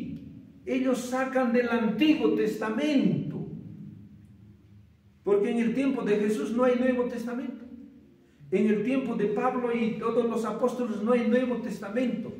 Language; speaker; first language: Spanish; non-native, local second language; Quechua